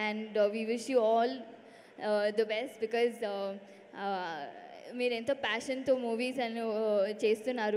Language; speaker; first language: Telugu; non-native, learner; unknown